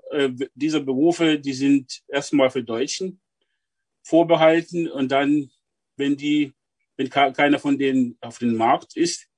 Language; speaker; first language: German; non-native, fluent; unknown